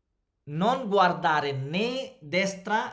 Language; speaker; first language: Italian; non-native, fluent; Bangla